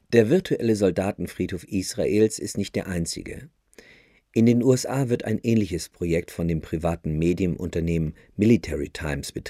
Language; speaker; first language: German; native; German